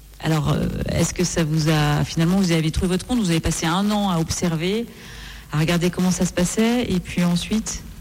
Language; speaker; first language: French; native; French